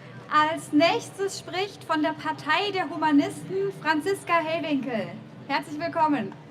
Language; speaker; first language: German; native; German